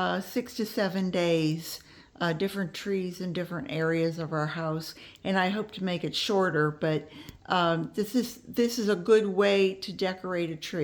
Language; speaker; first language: English; native; English